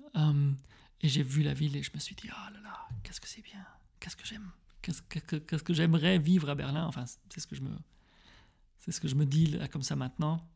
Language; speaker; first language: French; early bilingual, heritage; French